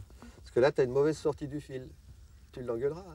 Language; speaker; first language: French; native; French